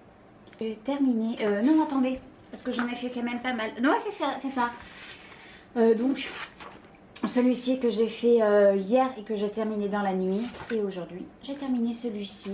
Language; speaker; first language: French; native; French